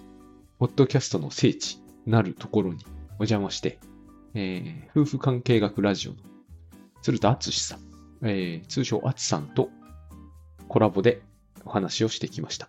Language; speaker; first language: Japanese; native; Japanese